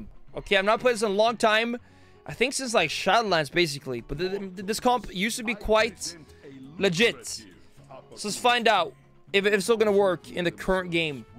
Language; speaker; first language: English; non-native, fluent; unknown